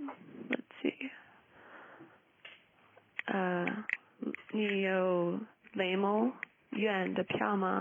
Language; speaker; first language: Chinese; non-native, learner; English